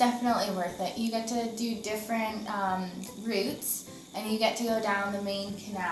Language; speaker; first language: English; native; English